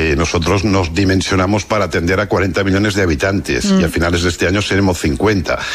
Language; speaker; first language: Spanish; non-native, local second language; Catalan